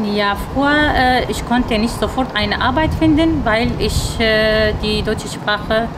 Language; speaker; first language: German; non-native, learner; Arabic